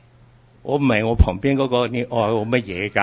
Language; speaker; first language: Cantonese; early bilingual, heritage; Cantonese